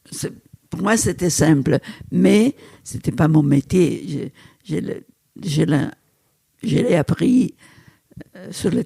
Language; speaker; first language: French; non-native, fluent; Italian